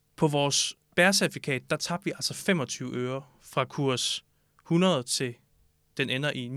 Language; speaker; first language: Danish; native; Danish